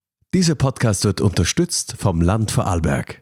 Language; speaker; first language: German; native; German